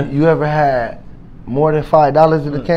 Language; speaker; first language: English; native; English